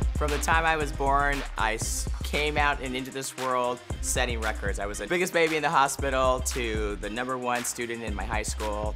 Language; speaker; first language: English; native; English